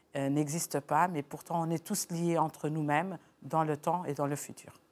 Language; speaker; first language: French; non-native, fluent; Portuguese